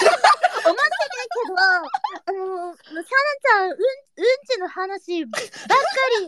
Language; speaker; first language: Japanese; native; Japanese